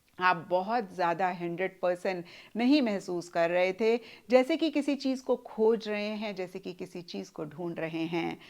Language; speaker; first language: Hindi; native; Hindi